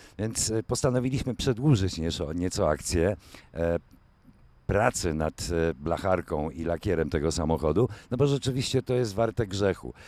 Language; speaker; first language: Polish; native; Polish